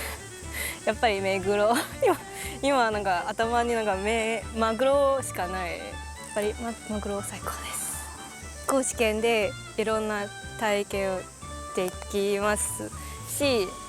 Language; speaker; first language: Japanese; non-native, learner; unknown